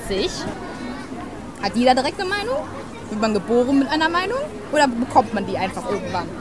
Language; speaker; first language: German; native; German